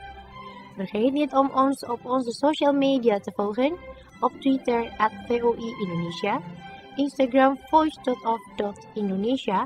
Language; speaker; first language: Dutch; non-native, learner; Indonesian